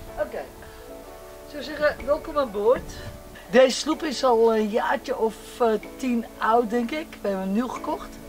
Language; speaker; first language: Dutch; non-native, local second language; Western Frisian